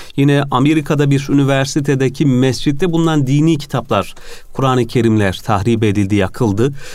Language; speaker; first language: Turkish; native; Turkish